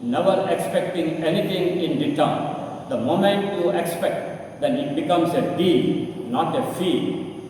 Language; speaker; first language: English; non-native, local second language; Kannada